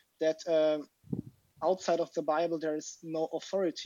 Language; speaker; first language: English; non-native, fluent; German